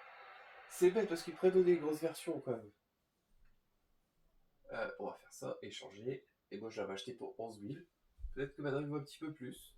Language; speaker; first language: French; native; French